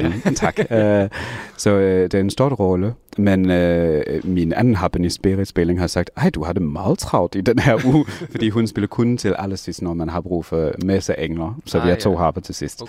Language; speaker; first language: Danish; non-native, fluent; English